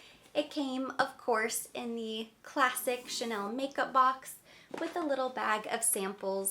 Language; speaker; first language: English; native; English